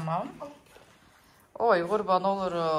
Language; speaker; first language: Turkish; early bilingual, heritage; Turkish